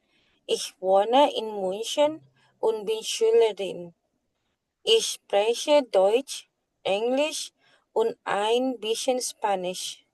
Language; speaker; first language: German; non-native, learner; Indonesian